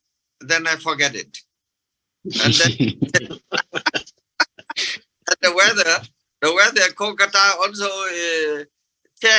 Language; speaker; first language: English; non-native, fluent; Vietnamese